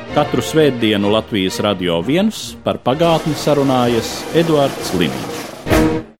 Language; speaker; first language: Latvian; native; Latvian